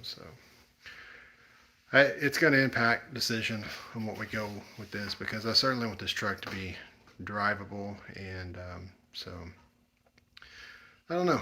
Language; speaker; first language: English; native; English